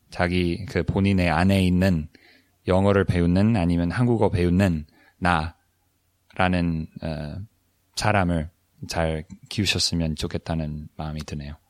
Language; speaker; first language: Korean; non-native, fluent; English